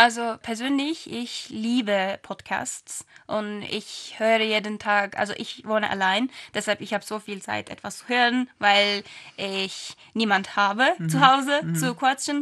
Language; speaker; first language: German; non-native, fluent; Turkish